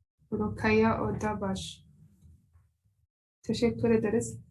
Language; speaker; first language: Turkish; non-native, learner; Arabic